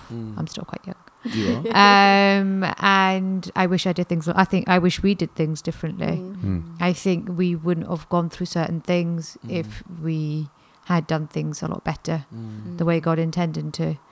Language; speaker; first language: English; native; English